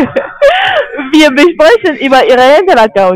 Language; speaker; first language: German; non-native, learner; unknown